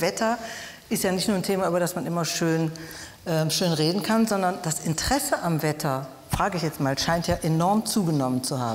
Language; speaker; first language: German; native; German